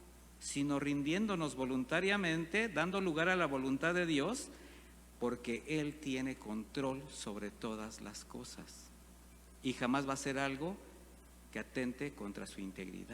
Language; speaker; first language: Spanish; native; Spanish